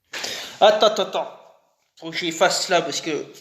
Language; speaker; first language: French; native; French